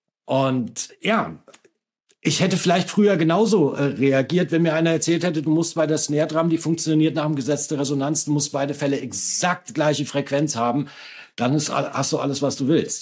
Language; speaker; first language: German; native; German